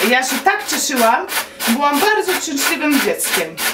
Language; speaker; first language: Polish; non-native, learner; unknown